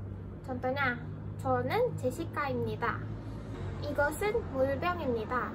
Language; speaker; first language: Korean; non-native, fluent; Indonesian